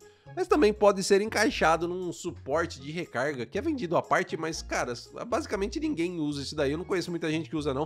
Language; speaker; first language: Portuguese; native; Portuguese